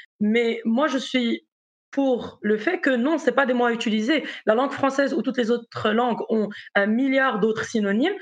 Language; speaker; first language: French; non-native, local second language; Arabic